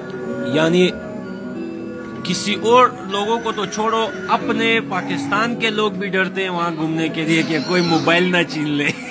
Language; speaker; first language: Hindi; non-native, fluent; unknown